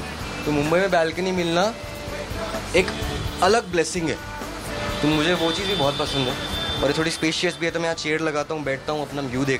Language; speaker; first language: Hindi; native; Hindi